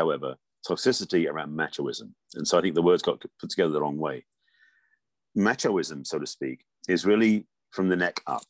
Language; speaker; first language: English; native; English